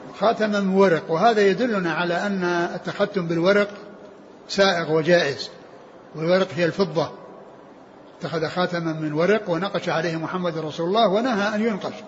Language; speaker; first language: Arabic; native; Arabic